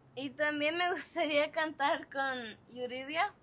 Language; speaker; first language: Spanish; early bilingual, heritage; Spanish